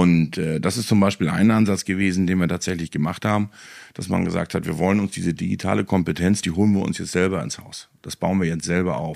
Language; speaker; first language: German; native; German